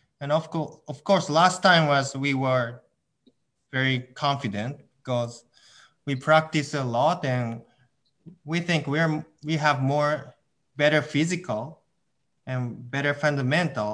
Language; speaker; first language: English; non-native, fluent; Japanese